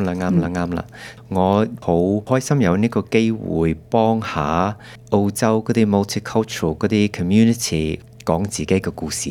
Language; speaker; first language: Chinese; early bilingual, heritage; Cantonese